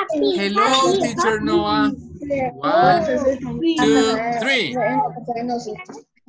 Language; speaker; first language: English; non-native, fluent; Spanish